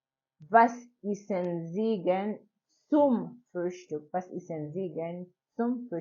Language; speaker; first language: German; non-native, learner; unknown